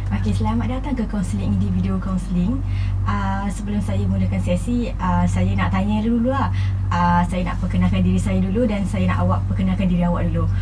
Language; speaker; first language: Malay; native; Malay